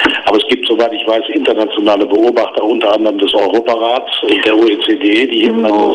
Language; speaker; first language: German; native; German